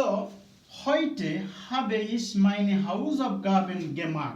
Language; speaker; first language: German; non-native, fluent; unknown